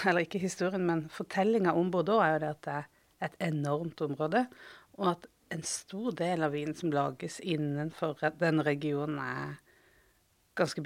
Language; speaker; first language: Norwegian; native; Norwegian